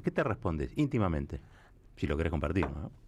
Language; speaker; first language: Spanish; native; Spanish